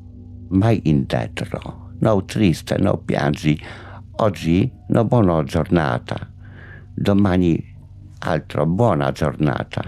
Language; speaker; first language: Italian; non-native, learner; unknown